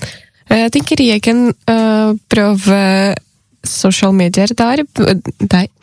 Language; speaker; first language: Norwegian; non-native, learner; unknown